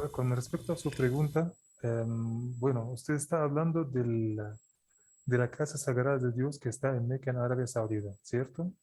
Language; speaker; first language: Spanish; non-native, fluent; Arabic